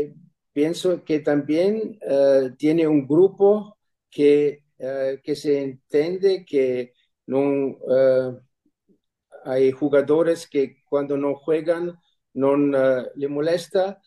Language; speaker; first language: Spanish; non-native, fluent; German